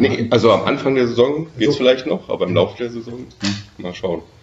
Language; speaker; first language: German; native; German